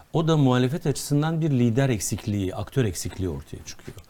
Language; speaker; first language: Turkish; native; Turkish